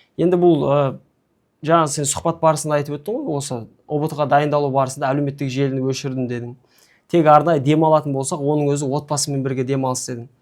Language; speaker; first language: Kazakh; native; Kazakh